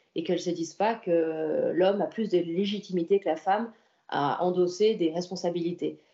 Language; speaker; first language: French; native; French